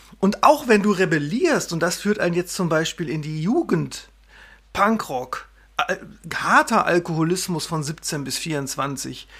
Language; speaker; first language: German; native; German